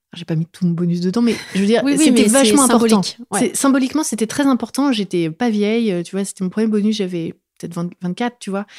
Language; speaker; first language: French; native; French